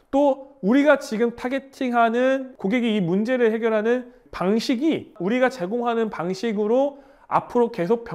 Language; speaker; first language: Korean; native; Korean